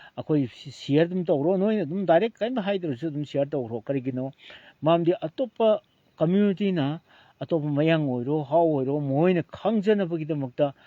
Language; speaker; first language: Manipuri; non-native, local second language; Thado Chin